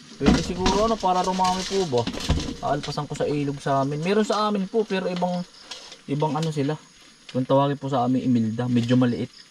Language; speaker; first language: Filipino; native; Filipino